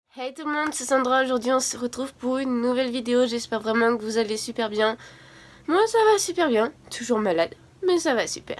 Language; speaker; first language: French; native; French